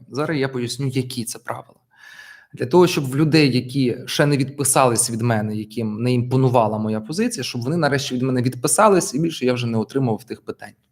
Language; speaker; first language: Ukrainian; non-native, local second language; Russian